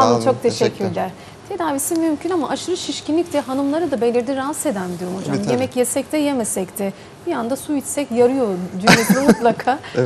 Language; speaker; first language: Turkish; native; Turkish